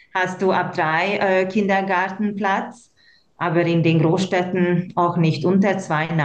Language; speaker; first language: German; non-native, local second language; Hungarian